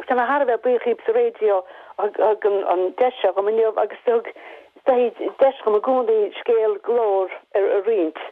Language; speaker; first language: Irish; native; Irish